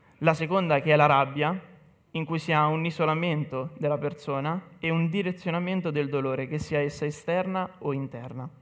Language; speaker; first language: Italian; native; Italian